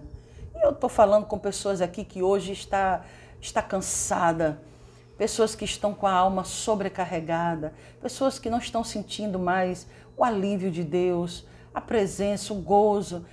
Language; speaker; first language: Portuguese; native; Portuguese